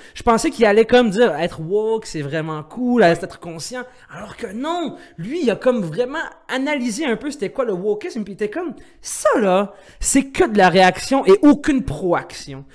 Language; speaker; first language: French; non-native, local second language; Arabic